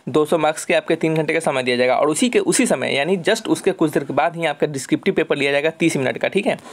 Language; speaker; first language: Hindi; native; Hindi